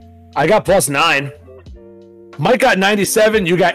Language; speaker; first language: English; native; English